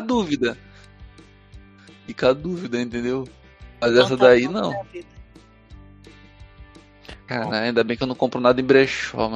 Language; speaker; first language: Portuguese; native; Portuguese